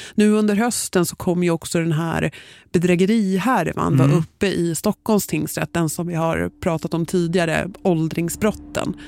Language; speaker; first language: Swedish; native; Swedish